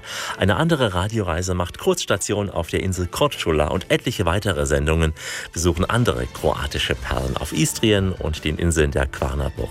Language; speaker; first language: German; native; German